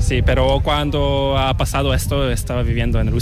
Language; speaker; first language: Spanish; non-native, fluent; Korean